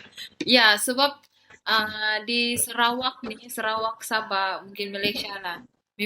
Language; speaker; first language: Malay; native; Malay